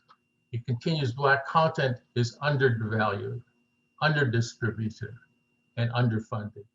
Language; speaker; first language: English; native; English